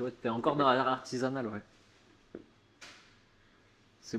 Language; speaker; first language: French; native; French